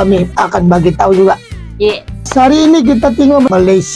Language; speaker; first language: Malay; non-native, fluent; Filipino